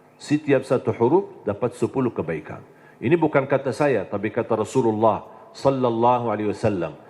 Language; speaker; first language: Indonesian; non-native, fluent; Arabic